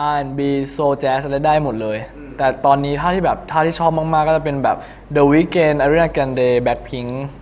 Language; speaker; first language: Thai; native; Thai